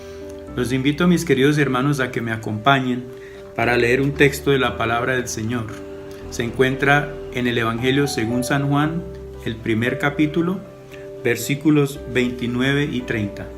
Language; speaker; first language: Spanish; native; Spanish